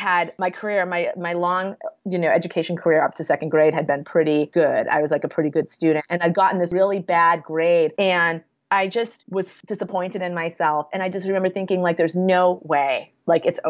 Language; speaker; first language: English; native; English